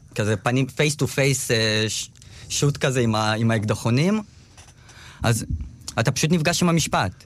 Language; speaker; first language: Hebrew; early bilingual, other home language; Russian